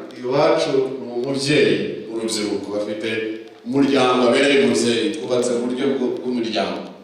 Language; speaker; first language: Kinyarwanda; early bilingual, heritage; Kinyarwanda